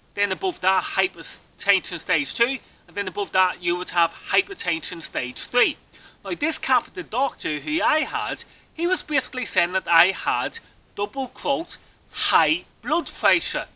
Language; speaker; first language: English; native; English